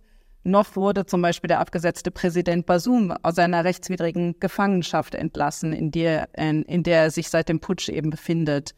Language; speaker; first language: German; native; German